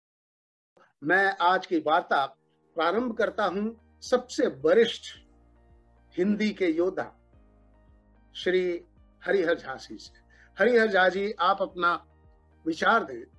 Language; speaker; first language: Hindi; native; Hindi